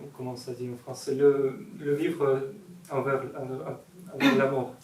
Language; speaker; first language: French; non-native, learner; Russian